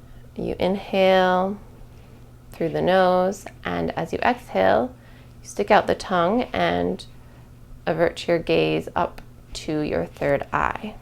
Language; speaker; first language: English; native; English